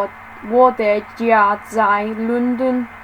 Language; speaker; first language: Chinese; non-native, learner; English